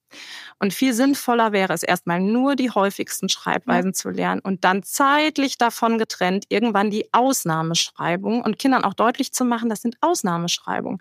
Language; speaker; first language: German; native; German